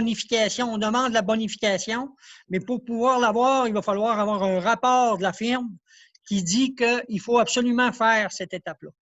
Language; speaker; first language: French; native; French